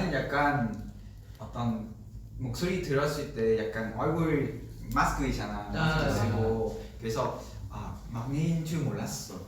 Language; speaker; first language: Korean; non-native, learner; Vietnamese